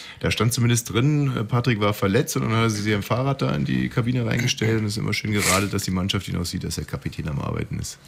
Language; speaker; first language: German; native; German